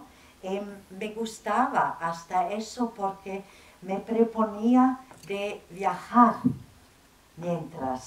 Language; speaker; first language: Spanish; non-native, fluent; German